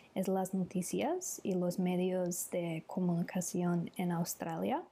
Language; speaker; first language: Spanish; non-native, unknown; English